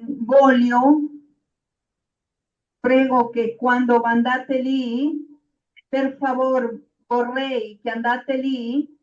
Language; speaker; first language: Italian; non-native, learner; Spanish